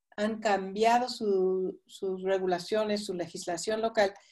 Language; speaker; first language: Spanish; non-native, fluent; English